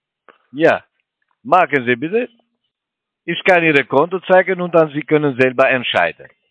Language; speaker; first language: German; non-native, learner; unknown